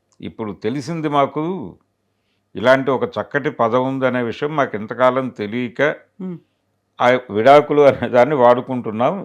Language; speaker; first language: Telugu; native; Telugu